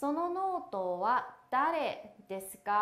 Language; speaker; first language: Japanese; non-native, fluent; Chinese